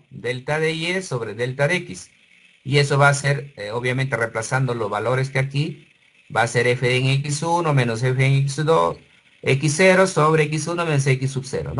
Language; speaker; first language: Spanish; native; Spanish